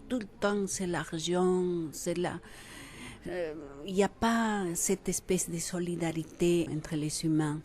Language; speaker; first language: French; non-native, fluent; Quechua